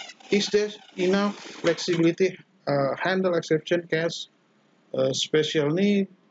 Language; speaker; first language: English; non-native, learner; Indonesian